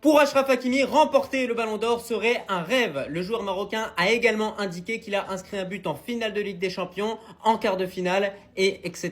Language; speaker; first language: French; native; French